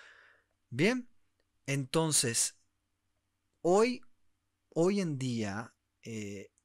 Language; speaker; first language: Spanish; native; Spanish